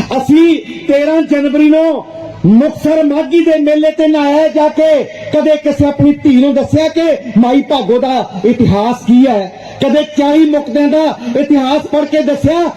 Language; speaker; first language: Punjabi; non-native, local second language; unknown